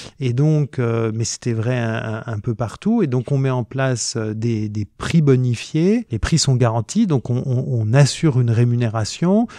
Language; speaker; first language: French; native; French